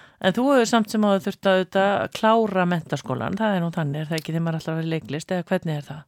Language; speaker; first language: Icelandic; native; Icelandic